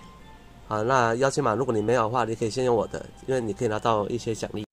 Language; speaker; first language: Chinese; native; Chinese